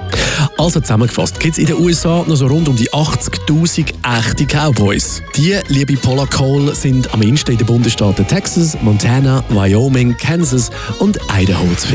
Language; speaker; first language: German; native; German